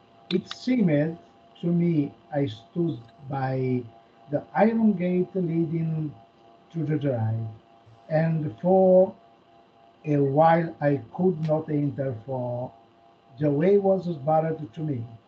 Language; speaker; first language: English; non-native, learner; Italian